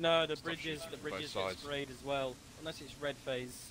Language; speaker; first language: English; native; English